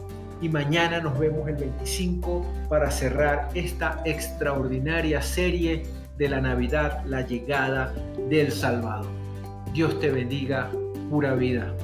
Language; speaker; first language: Spanish; native; Spanish